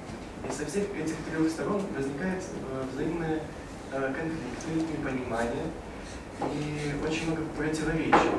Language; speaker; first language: Russian; native; Russian